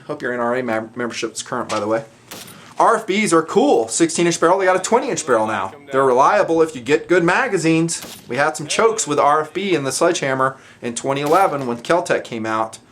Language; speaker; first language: English; native; English